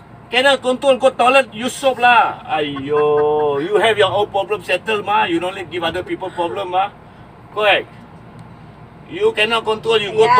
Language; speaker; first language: English; non-native, local second language; Malay